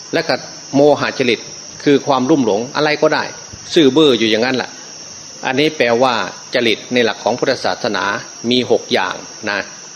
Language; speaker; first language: Thai; native; Thai